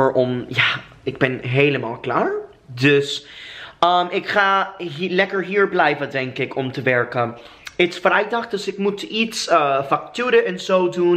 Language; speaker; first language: Dutch; non-native, fluent; English